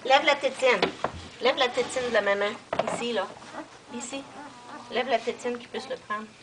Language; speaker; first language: French; native; French